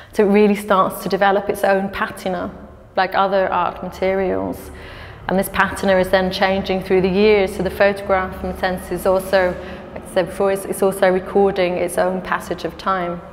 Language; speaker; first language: English; native; English